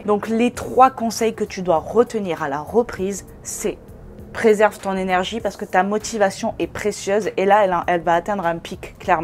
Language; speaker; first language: French; native; French